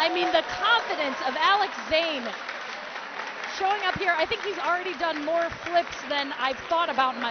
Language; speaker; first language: English; native; English